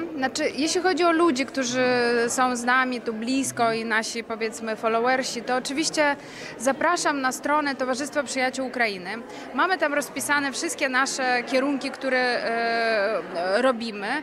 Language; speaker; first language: Polish; non-native, fluent; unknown